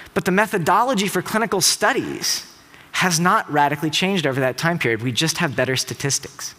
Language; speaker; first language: English; native; English